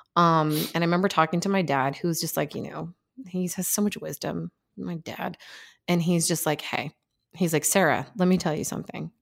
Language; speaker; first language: English; native; English